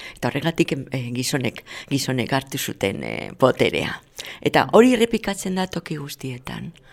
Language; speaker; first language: Basque; non-native, local second language; Spanish